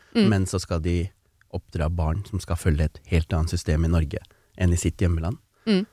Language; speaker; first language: Norwegian; early bilingual, other home language; Tamil